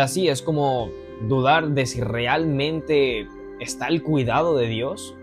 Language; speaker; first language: Spanish; native; Spanish